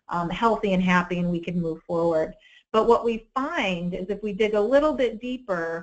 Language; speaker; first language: English; native; English